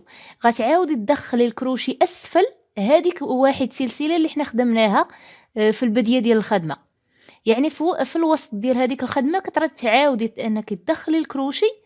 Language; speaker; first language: Arabic; native; Arabic